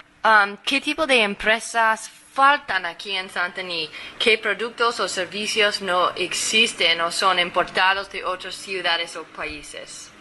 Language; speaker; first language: Spanish; non-native, fluent; English